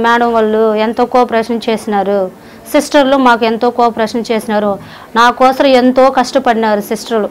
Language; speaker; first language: Telugu; native; Telugu